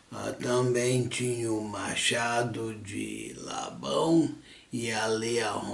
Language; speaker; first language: Portuguese; non-native, fluent; English